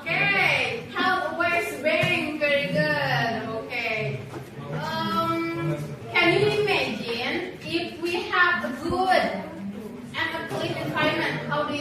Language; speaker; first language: English; non-native, learner; Indonesian